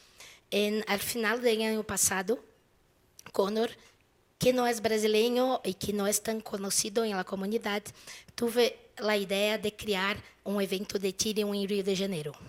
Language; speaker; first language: Spanish; non-native, fluent; Portuguese